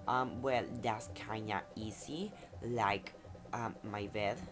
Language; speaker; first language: English; non-native, fluent; Spanish